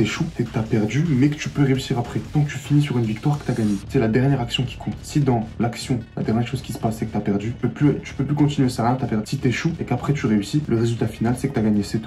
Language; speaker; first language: French; native; French